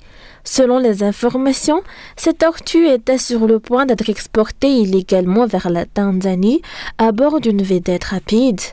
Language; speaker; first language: French; non-native, local second language; Malagasy